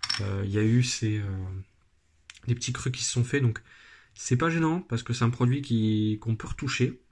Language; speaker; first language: French; native; French